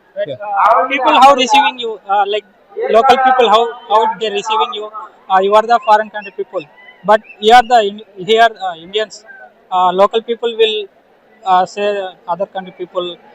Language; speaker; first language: English; non-native, local second language; Telugu